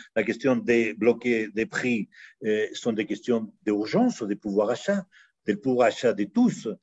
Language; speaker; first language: French; non-native, fluent; Spanish